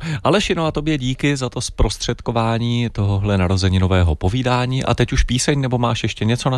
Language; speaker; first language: Czech; native; Czech